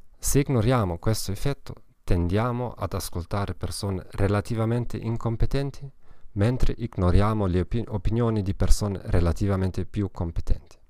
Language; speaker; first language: Italian; non-native, learner; German